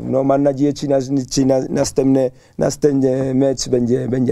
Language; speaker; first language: Polish; non-native, learner; Spanish